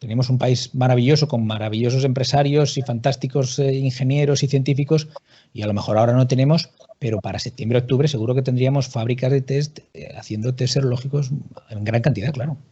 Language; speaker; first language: Spanish; native; Spanish